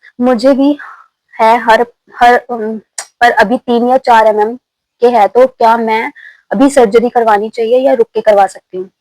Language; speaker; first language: Hindi; native; Hindi